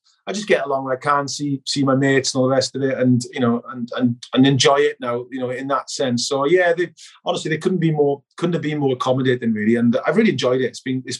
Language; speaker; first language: English; native; English